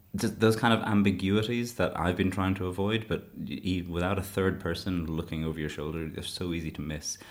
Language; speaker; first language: English; native; English